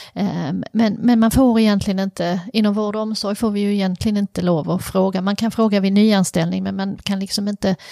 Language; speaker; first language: Swedish; native; Swedish